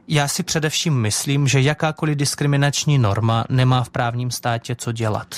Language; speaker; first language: Czech; non-native, fluent; Russian